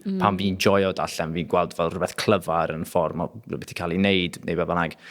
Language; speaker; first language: Welsh; non-native, local second language; English